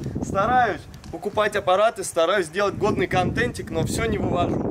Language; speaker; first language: Russian; native; Russian